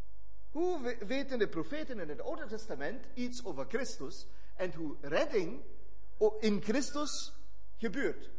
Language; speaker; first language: Dutch; non-native, fluent; German